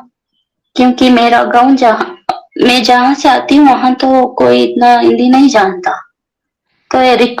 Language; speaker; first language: Hindi; non-native, local second language; Kannada